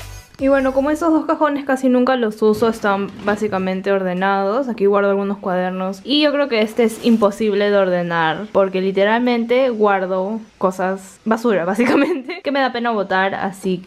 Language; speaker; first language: Spanish; native; Spanish